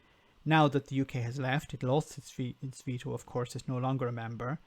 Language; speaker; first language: English; native; English